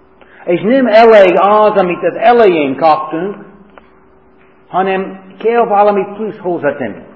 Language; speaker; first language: Hungarian; non-native, fluent; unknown